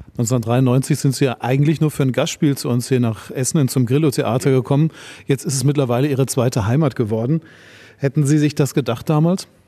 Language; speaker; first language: German; native; German